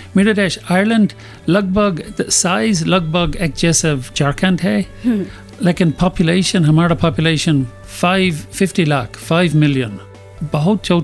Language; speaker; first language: Hindi; non-native, learner; English